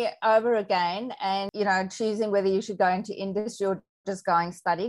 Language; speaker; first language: English; native; English